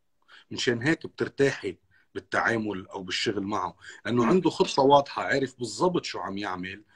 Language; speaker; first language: Arabic; native; Arabic